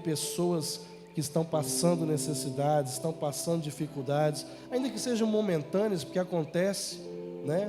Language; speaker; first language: Portuguese; native; Portuguese